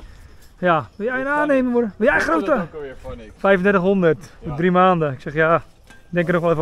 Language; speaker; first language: Dutch; native; Dutch